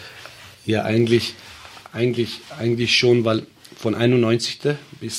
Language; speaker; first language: German; early bilingual, other home language; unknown